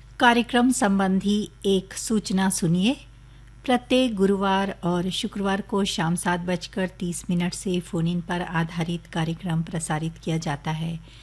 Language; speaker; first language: Hindi; native; Hindi